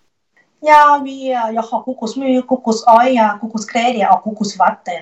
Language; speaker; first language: Swedish; non-native, learner; Thai